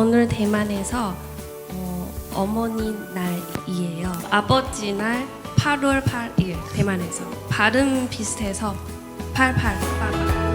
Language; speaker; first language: Korean; non-native, learner; Chinese